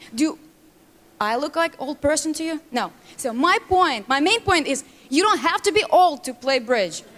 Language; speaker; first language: English; non-native, learner; Russian